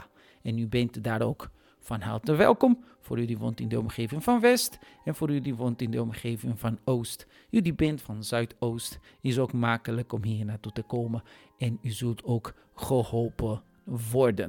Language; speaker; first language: Dutch; non-native, fluent; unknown